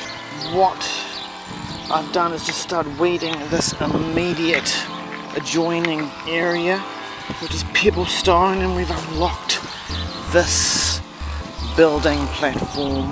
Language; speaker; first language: English; native; English